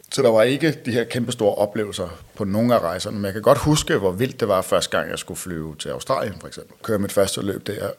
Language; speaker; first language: Danish; native; Danish